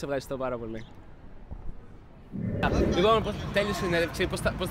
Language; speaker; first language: Greek; native; Greek